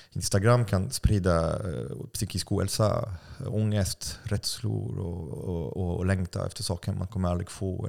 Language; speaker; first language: Swedish; non-native, fluent; French